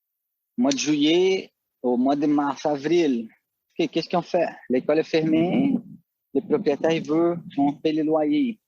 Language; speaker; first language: French; non-native, fluent; Portuguese